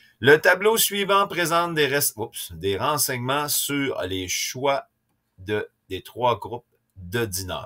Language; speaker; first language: French; native; French